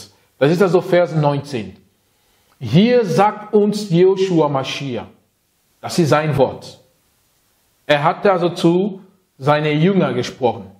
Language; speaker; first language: German; non-native, fluent; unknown